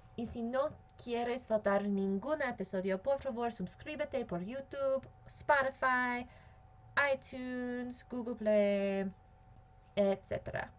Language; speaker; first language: Spanish; non-native, fluent; English